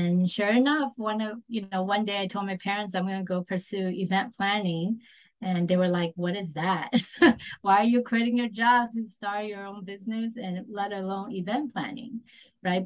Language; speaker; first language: English; early bilingual, other home language; Chinese